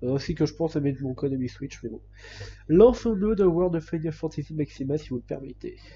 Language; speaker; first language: French; native; French